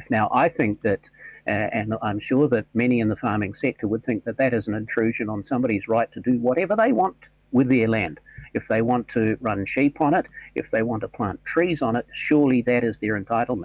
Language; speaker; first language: English; native; English